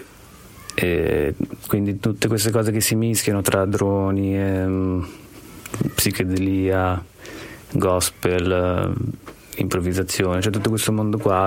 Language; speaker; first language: Italian; native; Italian